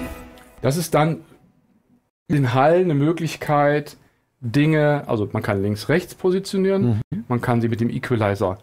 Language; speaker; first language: German; native; German